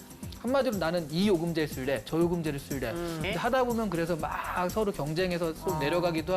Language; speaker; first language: Korean; native; Korean